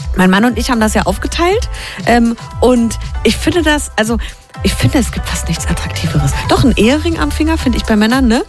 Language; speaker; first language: German; native; German